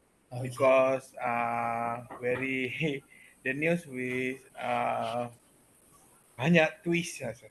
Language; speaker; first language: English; non-native, learner; Malay